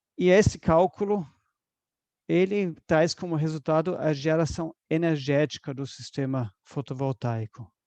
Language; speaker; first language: Portuguese; non-native, fluent; German